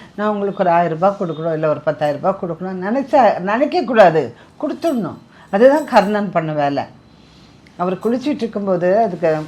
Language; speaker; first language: Tamil; non-native, local second language; Telugu